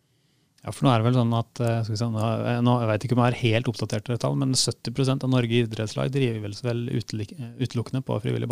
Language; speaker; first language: Norwegian; native; Norwegian